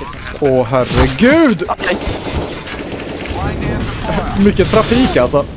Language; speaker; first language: Swedish; native; Swedish